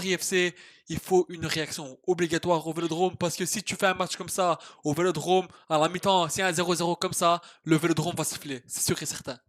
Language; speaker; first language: French; native; French